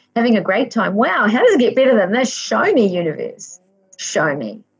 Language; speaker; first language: English; native; English